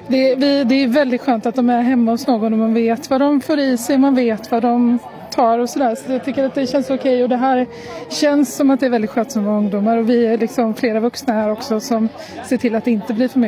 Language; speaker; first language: Swedish; native; Swedish